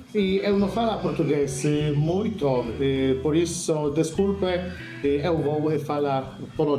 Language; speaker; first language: Portuguese; non-native, learner; Polish